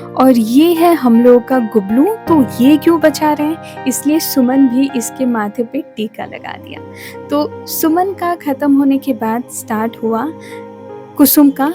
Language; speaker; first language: Hindi; non-native, local second language; Bangla